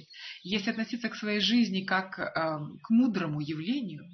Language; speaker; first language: Russian; native; Russian